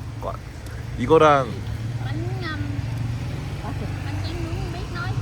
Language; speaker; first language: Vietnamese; non-native, learner; Korean